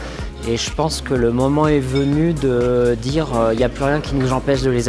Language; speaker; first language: French; native; French